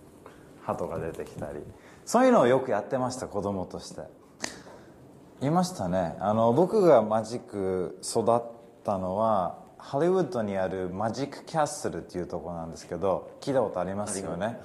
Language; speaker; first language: Japanese; early bilingual, heritage; English